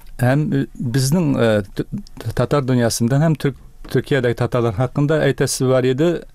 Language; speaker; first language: Tatar; early bilingual, heritage; Tatar